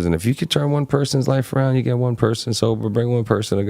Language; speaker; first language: English; native; English